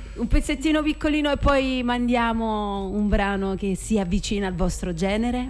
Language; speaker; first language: Italian; native; Italian